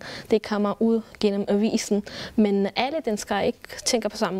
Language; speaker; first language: Danish; non-native, fluent; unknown